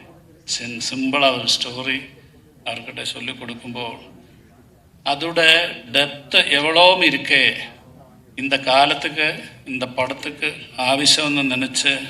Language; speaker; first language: Tamil; non-native, learner; Malayalam